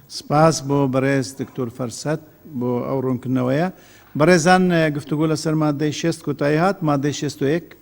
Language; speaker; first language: Central Kurdish; non-native, local second language; Kurdish